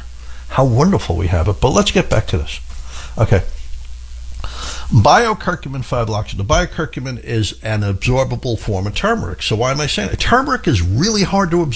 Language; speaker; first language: English; native; English